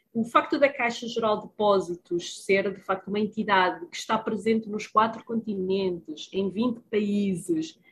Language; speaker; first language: Portuguese; early bilingual, heritage; Spanish